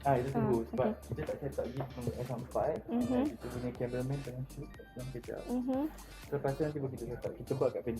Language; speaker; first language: Malay; native; Malay